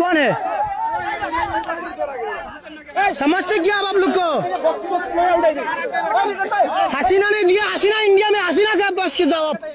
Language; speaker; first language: Hindi; non-native, learner; Bangla